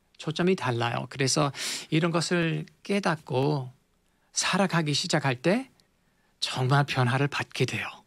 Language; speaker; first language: Korean; non-native, fluent; English